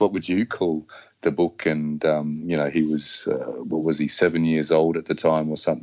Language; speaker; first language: English; native; English